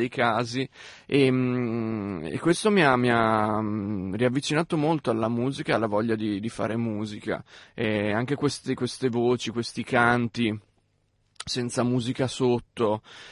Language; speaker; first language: Italian; native; Italian